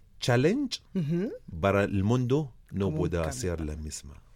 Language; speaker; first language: Spanish; non-native, learner; Arabic